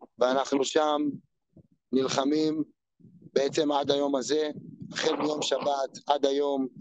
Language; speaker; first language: Hebrew; native; Hebrew